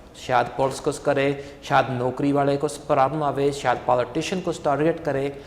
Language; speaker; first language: Punjabi; early bilingual, heritage; Punjabi